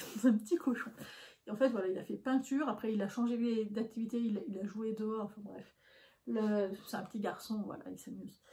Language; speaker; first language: French; native; French